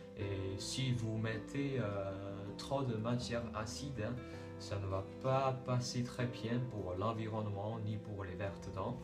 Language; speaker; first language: French; non-native, learner; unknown